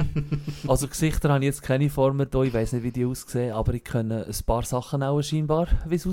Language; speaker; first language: German; native; German